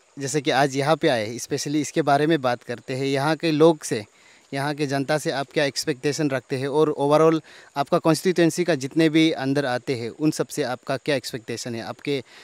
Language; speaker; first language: Hindi; non-native, local second language; Nyishi